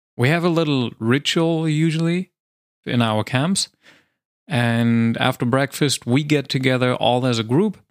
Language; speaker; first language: English; non-native, fluent; German